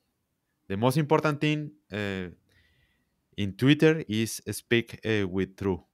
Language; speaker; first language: English; non-native, learner; Spanish